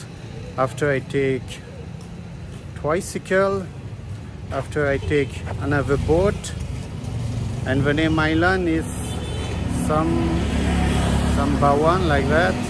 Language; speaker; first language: English; non-native, learner; French